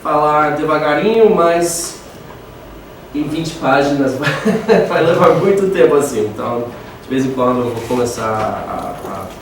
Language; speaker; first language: Portuguese; non-native, fluent; English